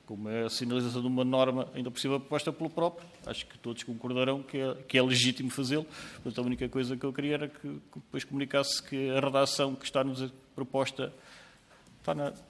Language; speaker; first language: Portuguese; native; Portuguese